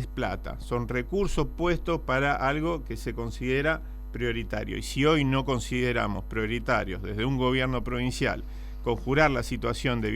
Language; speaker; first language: Spanish; native; Spanish